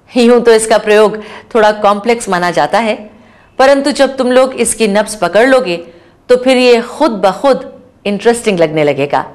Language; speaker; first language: Hindi; native; Hindi